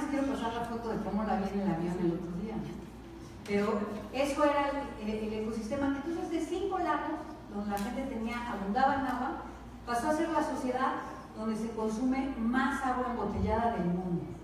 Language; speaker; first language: Spanish; native; Spanish